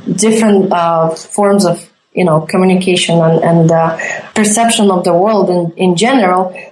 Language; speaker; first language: English; non-native, fluent; Latvian